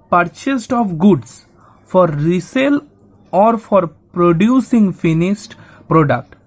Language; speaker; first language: English; non-native, local second language; Bangla